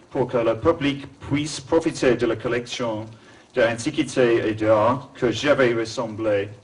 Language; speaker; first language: French; non-native, learner; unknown